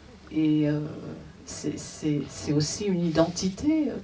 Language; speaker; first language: French; non-native, fluent; Japanese